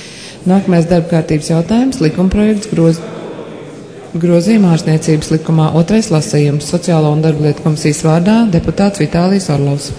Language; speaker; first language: Latvian; native; Latvian